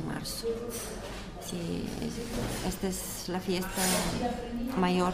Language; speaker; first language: Spanish; non-native, learner; Bulgarian